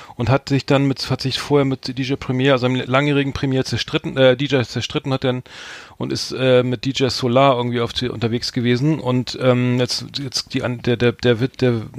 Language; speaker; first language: German; native; German